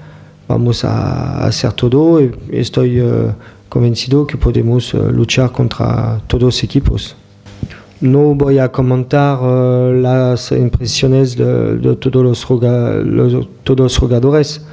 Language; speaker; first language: Spanish; non-native, fluent; French